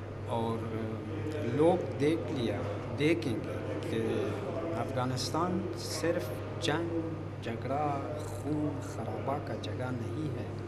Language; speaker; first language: Hindi; non-native, fluent; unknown